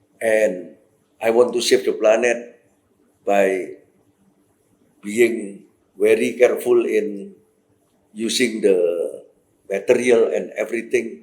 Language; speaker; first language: English; non-native, fluent; Indonesian